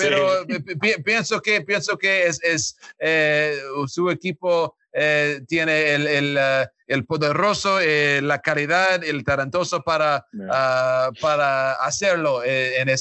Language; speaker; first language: Spanish; non-native, learner; English